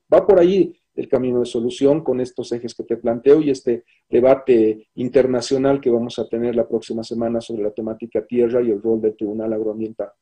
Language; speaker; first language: Spanish; native; Spanish